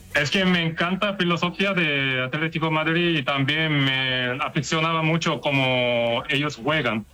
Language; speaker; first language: Spanish; non-native, fluent; Korean